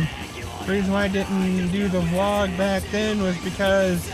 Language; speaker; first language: English; native; English